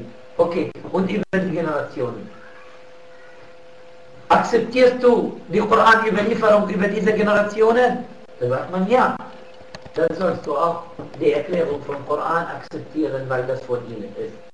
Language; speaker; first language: German; non-native, fluent; Arabic